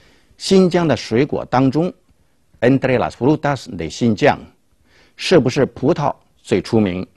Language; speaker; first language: Chinese; non-native, fluent; Spanish